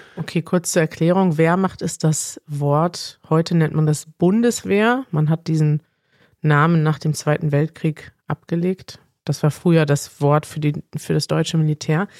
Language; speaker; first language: German; native; German